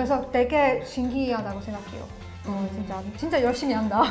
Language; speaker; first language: Korean; non-native, fluent; Italian